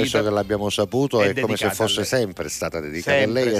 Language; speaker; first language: Italian; native; Italian